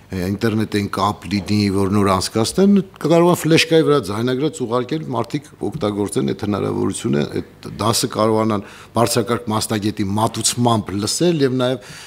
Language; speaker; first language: Armenian; native; Armenian